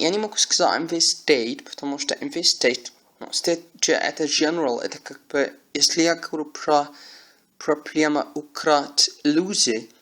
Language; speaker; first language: Russian; non-native, learner; English